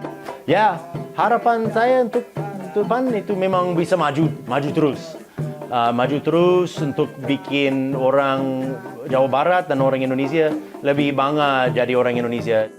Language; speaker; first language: Indonesian; non-native, fluent; English